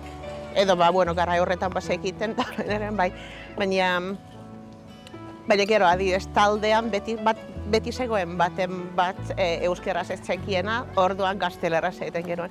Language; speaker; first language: Basque; non-native, fluent; Finnish